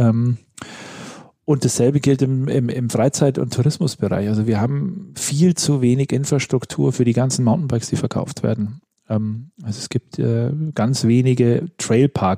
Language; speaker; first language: German; native; German